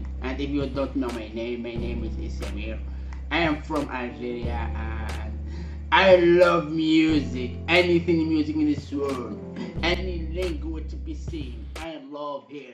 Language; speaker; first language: English; non-native, learner; Arabic